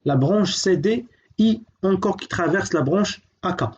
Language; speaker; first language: French; non-native, local second language; Arabic